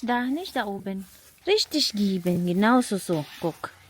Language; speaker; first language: German; non-native, learner; Filipino